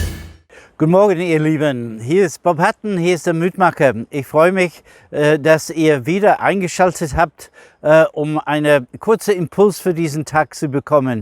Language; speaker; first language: German; non-native, fluent; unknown